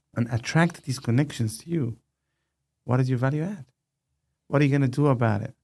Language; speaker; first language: English; non-native, fluent; Arabic